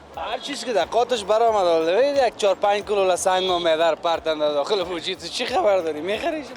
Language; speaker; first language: Persian; native; Persian